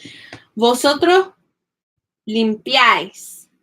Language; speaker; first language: Spanish; non-native, fluent; English